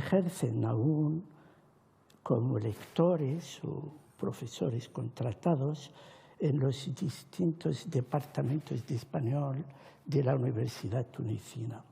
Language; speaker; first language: Spanish; non-native, fluent; Arabic